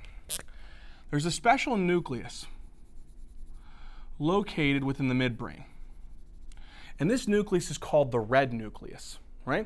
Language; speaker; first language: English; native; English